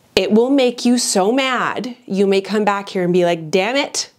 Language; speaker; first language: English; native; English